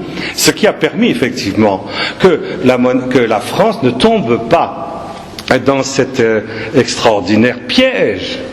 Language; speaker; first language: French; native; French